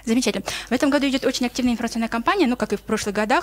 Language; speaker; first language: Russian; non-native, local second language; Kyrgyz